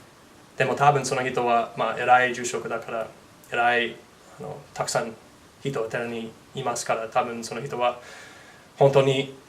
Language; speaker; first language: Japanese; non-native, learner; English